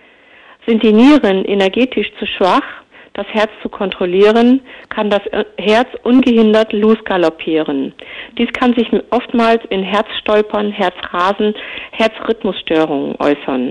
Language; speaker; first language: German; native; German